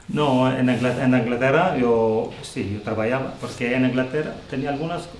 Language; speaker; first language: Catalan; non-native, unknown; Albanian